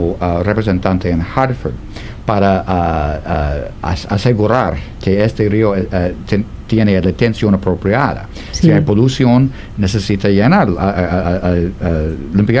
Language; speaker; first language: Spanish; non-native, fluent; English